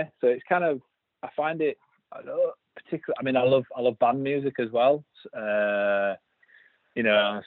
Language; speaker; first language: English; native; English